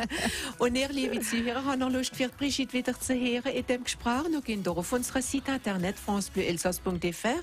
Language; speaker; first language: German; native; German